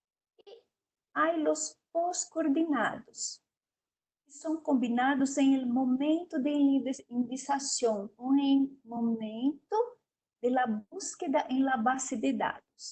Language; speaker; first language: Spanish; non-native, learner; Portuguese